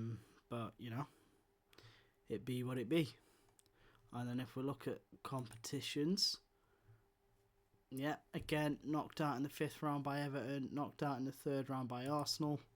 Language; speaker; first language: English; native; English